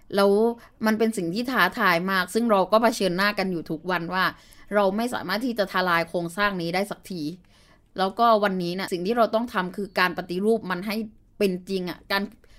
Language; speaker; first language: Thai; early bilingual, other home language; Burmese